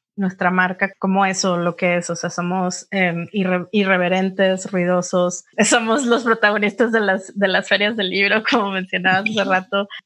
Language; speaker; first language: Spanish; native; Spanish